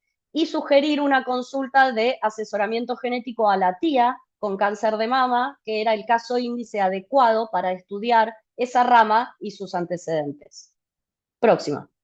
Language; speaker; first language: Spanish; native; Spanish